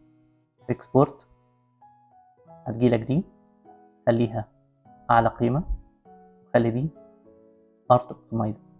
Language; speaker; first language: Arabic; native; Arabic